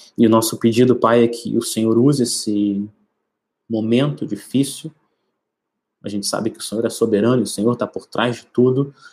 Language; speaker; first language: Portuguese; native; Portuguese